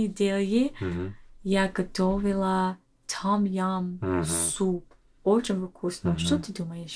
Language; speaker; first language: Russian; non-native, learner; English